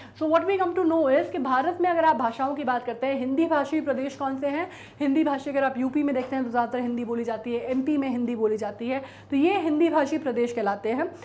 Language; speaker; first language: Hindi; native; Hindi